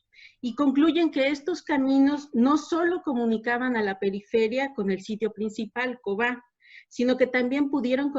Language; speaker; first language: Spanish; native; Spanish